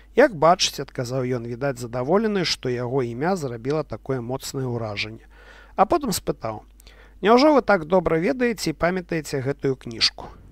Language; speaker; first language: Belarusian; non-native, local second language; Russian